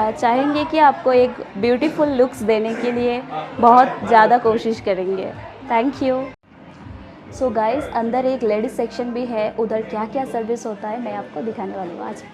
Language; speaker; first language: Hindi; non-native, local second language; Kannada